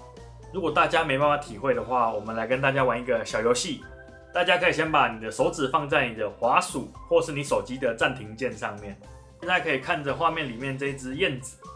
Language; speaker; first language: Chinese; native; Chinese